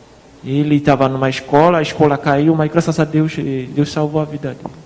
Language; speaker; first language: Portuguese; non-native, fluent; Haitian Creole